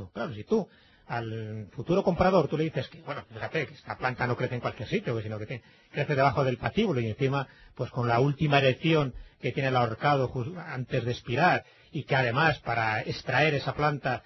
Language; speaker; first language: Spanish; native; Spanish